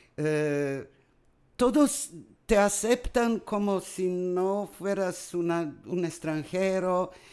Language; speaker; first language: Spanish; non-native, fluent; Serbian